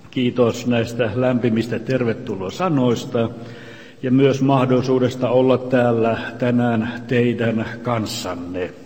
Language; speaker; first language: Finnish; native; Finnish